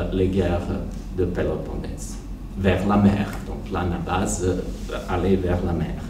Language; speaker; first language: French; non-native, fluent; Serbian